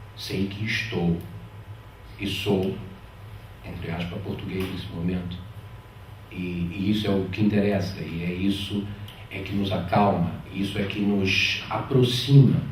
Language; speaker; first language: Portuguese; native; Portuguese